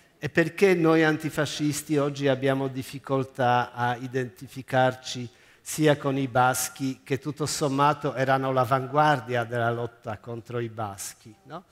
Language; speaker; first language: Italian; non-native, fluent; Polish